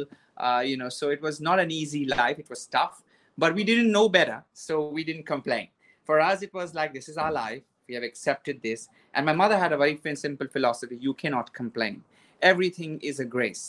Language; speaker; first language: English; non-native, local second language; Konkani